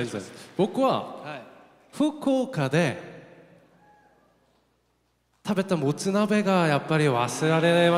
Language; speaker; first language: Japanese; non-native, fluent; Korean